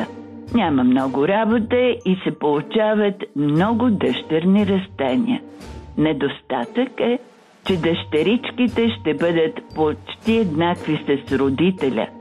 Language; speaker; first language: Bulgarian; native; Bulgarian